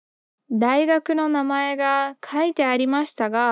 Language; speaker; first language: Japanese; non-native, fluent; Portuguese